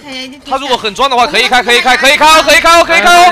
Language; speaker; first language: Chinese; native; Chinese